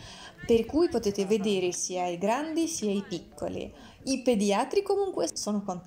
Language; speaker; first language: Italian; non-native, fluent; Russian